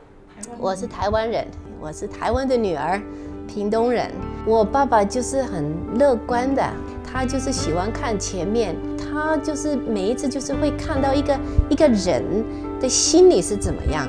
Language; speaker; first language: Chinese; non-native, local second language; Norwegian